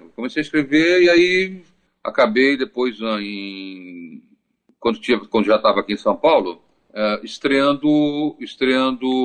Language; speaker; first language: Portuguese; native; Portuguese